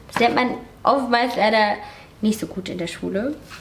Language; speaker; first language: German; native; German